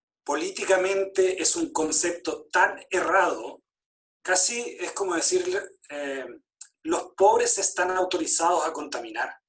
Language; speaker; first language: Spanish; native; Spanish